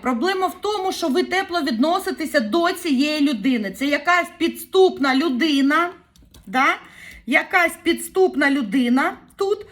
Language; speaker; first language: Ukrainian; native; Ukrainian